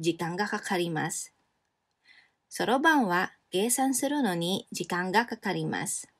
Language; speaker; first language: Japanese; non-native, fluent; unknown